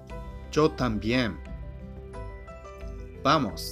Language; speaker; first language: Spanish; non-native, fluent; Japanese